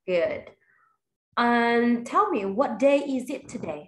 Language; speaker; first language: English; non-native, fluent; Vietnamese